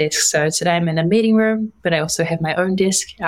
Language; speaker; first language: English; native; English